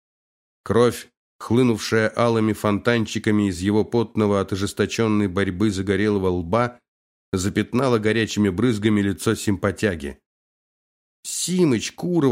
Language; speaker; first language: Russian; native; Russian